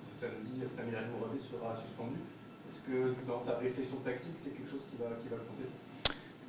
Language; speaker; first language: French; native; French